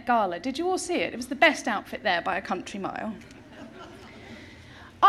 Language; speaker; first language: English; native; English